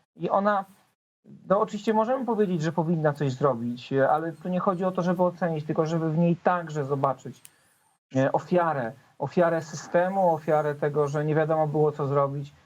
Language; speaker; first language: Polish; native; Polish